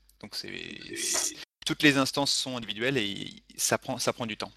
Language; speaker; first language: French; native; French